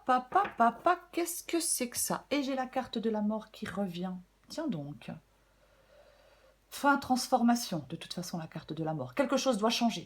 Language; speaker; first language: French; native; French